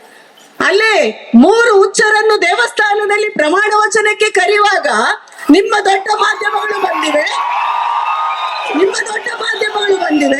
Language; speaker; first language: Kannada; native; Kannada